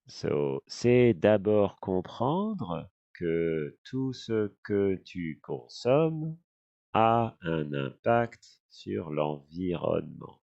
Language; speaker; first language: French; non-native, fluent; English